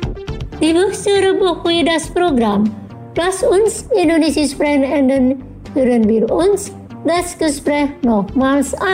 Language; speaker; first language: German; non-native, fluent; Indonesian